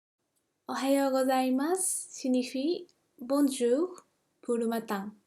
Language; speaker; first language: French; non-native, fluent; Japanese